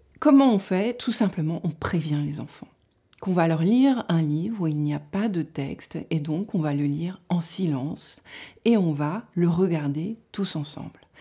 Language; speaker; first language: French; native; French